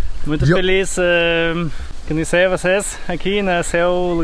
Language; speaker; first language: Portuguese; non-native, learner; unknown